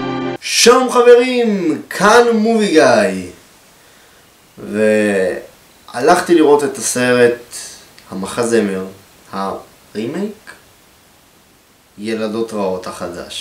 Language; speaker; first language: Hebrew; native; Hebrew